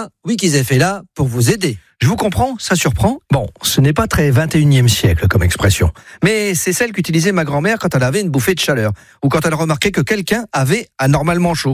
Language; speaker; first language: French; native; French